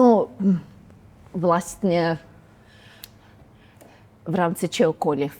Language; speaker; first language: Czech; non-native, learner; Ukrainian